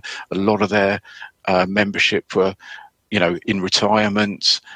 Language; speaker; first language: English; native; English